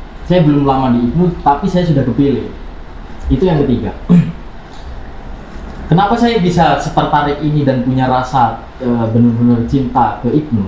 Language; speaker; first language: Indonesian; non-native, local second language; Javanese